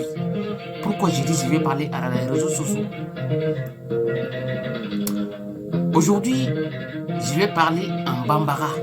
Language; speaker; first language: French; non-native, local second language; Soninke